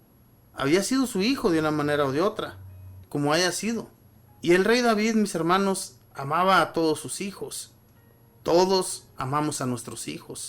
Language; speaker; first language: Spanish; native; Spanish